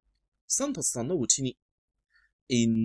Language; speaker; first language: Japanese; non-native, fluent; Cantonese